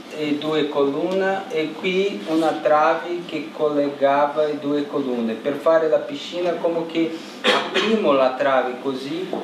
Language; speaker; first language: Italian; non-native, learner; Portuguese